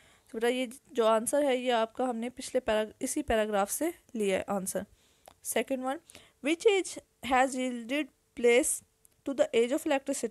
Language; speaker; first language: English; non-native, local second language; Urdu